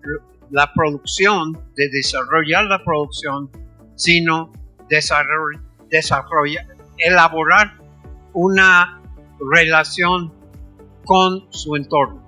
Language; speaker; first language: Spanish; non-native, fluent; English